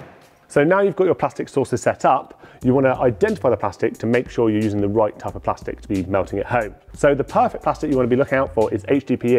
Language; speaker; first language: English; native; English